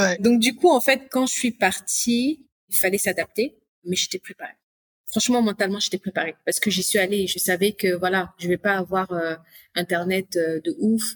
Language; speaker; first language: French; native; French